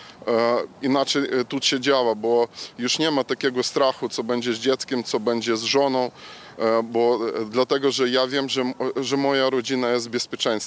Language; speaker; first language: Polish; non-native, local second language; Ukrainian